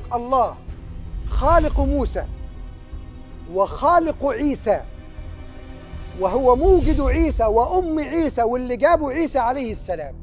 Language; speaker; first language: Arabic; native; Arabic